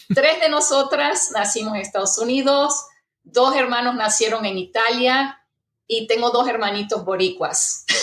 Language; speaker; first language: Spanish; early bilingual, heritage; Spanish